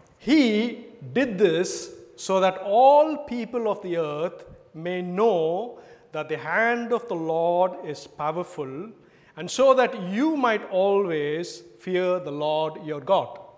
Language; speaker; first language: English; non-native, local second language; Tamil